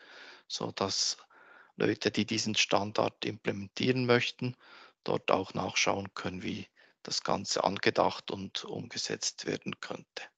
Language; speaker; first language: German; native; German